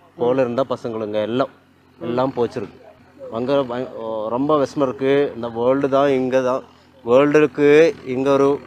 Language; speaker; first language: Tamil; non-native, learner; Malayalam